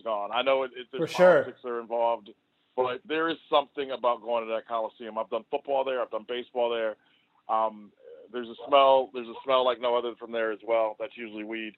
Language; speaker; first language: English; native; English